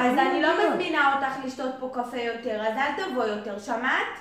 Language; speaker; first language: Hebrew; native; Hebrew